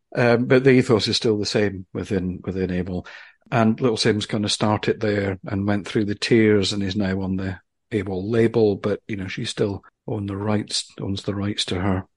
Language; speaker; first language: English; native; English